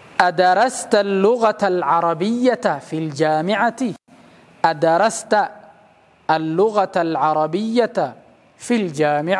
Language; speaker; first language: Arabic; non-native, local second language; Somali